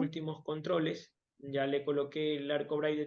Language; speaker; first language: Spanish; native; Spanish